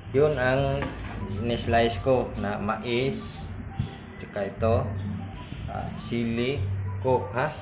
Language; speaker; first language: Filipino; non-native, local second language; Cebuano